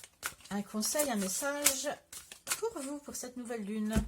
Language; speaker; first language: French; native; French